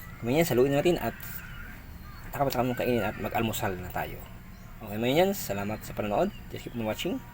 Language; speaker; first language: Filipino; non-native, local second language; Cebuano